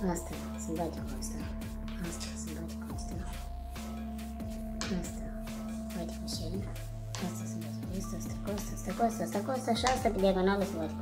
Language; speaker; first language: Romanian; non-native, learner; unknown